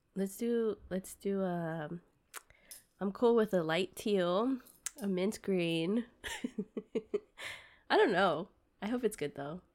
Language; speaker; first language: English; native; English